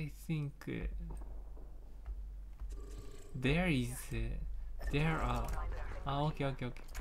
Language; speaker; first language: English; non-native, learner; Japanese